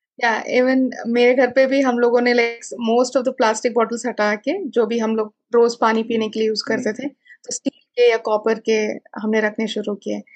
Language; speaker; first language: Hindi; non-native, local second language; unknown